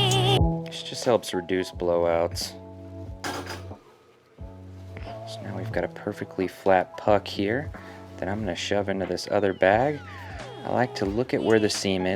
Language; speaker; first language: English; native; English